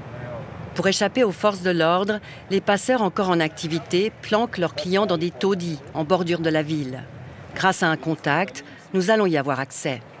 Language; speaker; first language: French; native; French